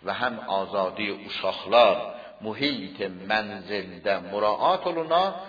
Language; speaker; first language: Persian; non-native, local second language; Azerbaijani